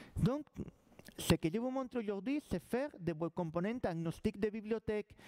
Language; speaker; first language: French; non-native, fluent; Spanish